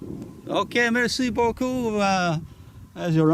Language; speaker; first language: French; non-native, learner; English